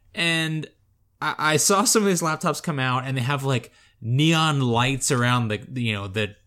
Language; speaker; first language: English; native; English